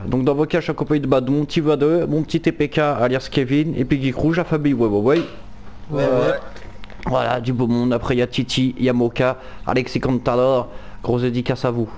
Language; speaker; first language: French; native; French